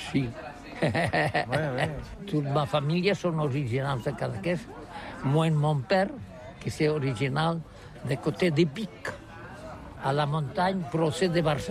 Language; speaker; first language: French; non-native, learner; Catalan